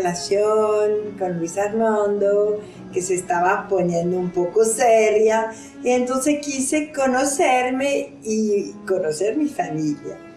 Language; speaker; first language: Spanish; non-native, fluent; French